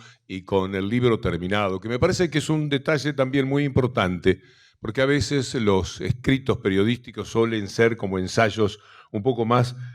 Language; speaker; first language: Spanish; native; Spanish